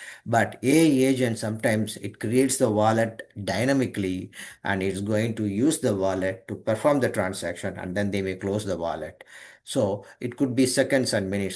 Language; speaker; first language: English; non-native, local second language; Tamil